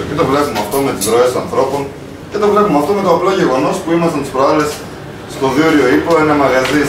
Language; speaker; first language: Greek; native; Greek